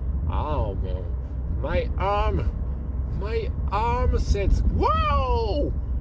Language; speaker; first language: English; non-native, learner; Japanese